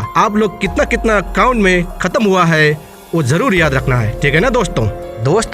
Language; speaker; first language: Hindi; native; Hindi